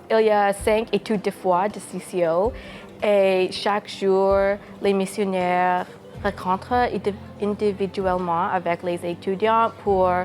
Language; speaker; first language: French; non-native, fluent; English